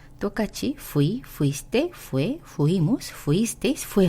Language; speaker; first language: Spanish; non-native, fluent; Korean